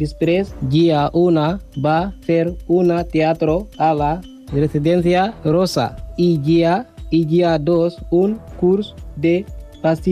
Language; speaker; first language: Catalan; non-native, learner; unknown